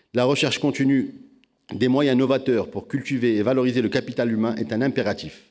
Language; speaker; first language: French; non-native, local second language; Arabic